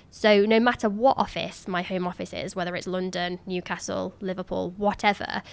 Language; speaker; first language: English; native; English